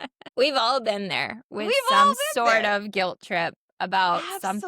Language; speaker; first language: English; native; English